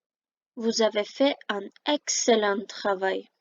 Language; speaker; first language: French; non-native, fluent; Armenian